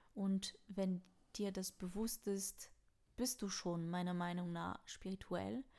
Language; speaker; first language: German; non-native, fluent; French